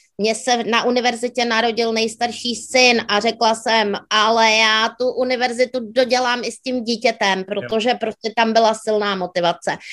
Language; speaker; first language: Czech; native; Czech